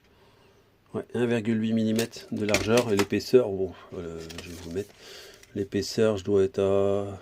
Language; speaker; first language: French; native; French